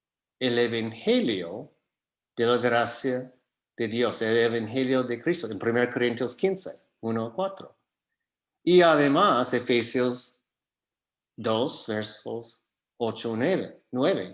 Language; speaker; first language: Spanish; non-native, fluent; English